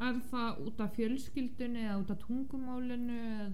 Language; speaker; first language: Icelandic; non-native, fluent; Polish